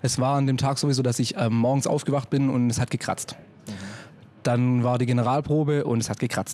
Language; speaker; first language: German; native; German